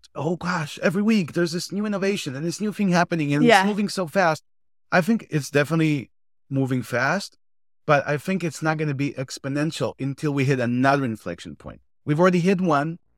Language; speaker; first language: English; non-native, fluent; Hebrew